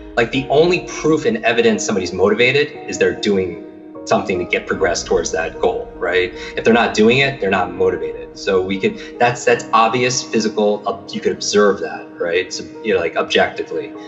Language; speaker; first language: English; native; English